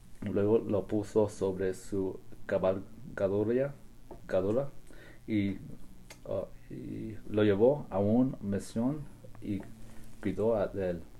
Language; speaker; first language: Spanish; early bilingual, heritage; Spanish